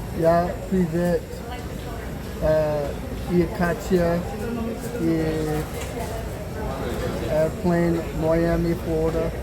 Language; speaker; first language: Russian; non-native, learner; English